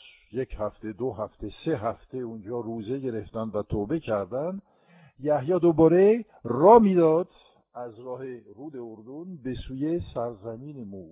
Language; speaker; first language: Persian; non-native, fluent; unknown